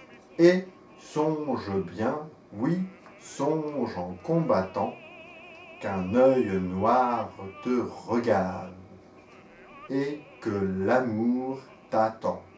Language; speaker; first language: French; native; French